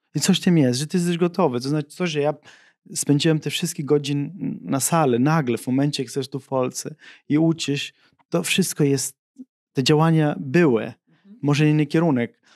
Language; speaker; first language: Polish; non-native, fluent; Italian